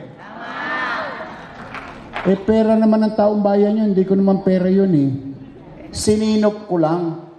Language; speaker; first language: Filipino; native; Filipino